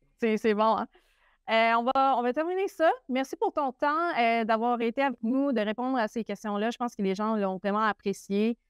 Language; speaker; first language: French; native; French